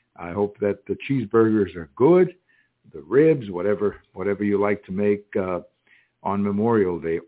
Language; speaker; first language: English; early bilingual, other home language; Spanish